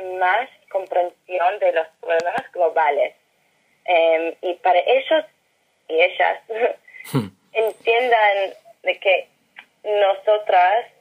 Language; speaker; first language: Spanish; non-native, fluent; English